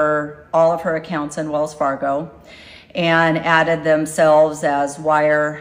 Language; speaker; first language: English; native; English